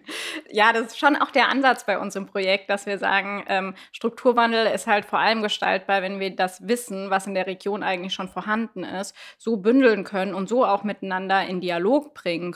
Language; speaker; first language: German; native; German